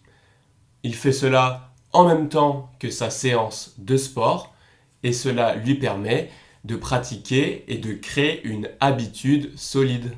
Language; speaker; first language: French; native; French